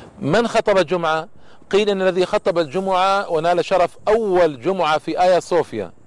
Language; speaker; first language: Arabic; native; Arabic